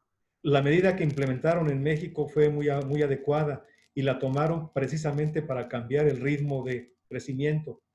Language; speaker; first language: Spanish; native; Spanish